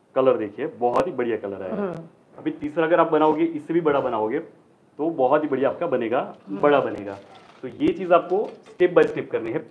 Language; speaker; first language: Hindi; non-native, local second language; Gujarati